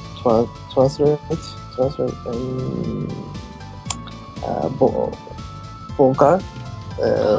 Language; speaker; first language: English; non-native, learner; Japanese